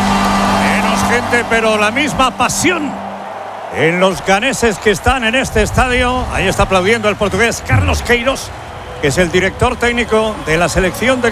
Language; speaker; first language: Spanish; native; Spanish